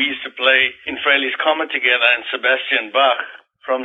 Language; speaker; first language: English; native; English